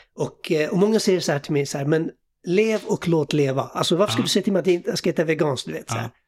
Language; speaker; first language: Swedish; early bilingual, other home language; Assyrian Neo-Aramaic